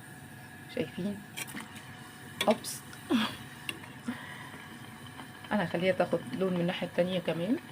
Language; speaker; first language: Arabic; native; Arabic